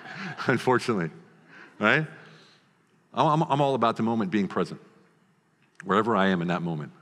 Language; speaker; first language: English; native; English